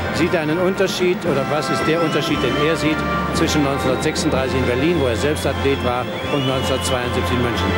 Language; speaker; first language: German; native; German